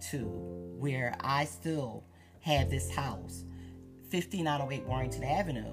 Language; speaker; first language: English; native; English